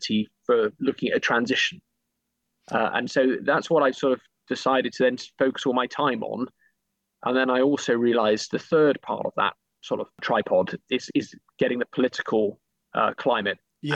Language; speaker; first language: English; native; English